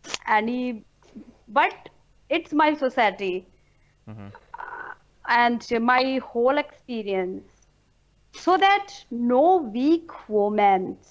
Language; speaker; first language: English; non-native, learner; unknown